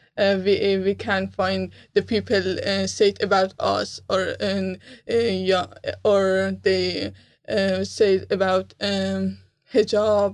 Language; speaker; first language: English; non-native, learner; Persian